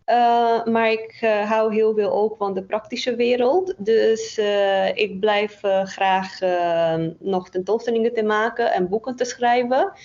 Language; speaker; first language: Dutch; non-native, fluent; Romanian